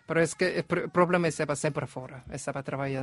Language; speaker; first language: Catalan; non-native, learner; Korean